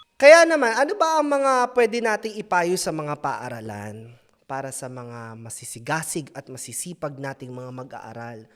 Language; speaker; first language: Filipino; native; Filipino